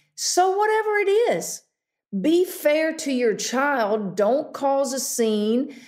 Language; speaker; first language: English; native; English